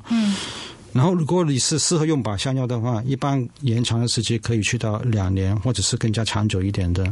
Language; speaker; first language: Chinese; non-native, local second language; Cantonese